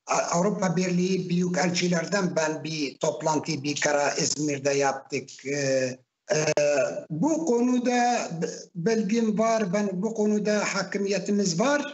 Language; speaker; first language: Turkish; non-native, fluent; Arabic